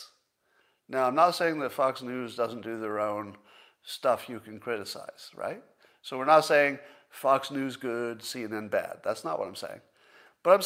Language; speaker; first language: English; native; English